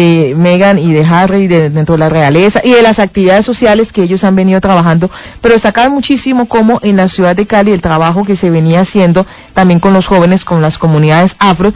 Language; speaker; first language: Spanish; native; Spanish